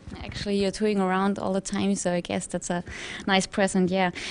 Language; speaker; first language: English; non-native, fluent; German